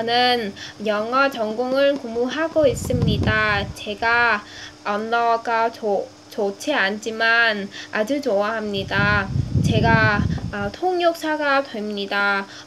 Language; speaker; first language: Korean; non-native, learner; Vietnamese